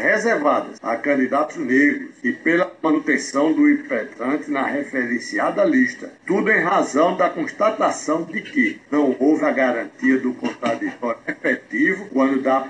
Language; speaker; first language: Portuguese; native; Portuguese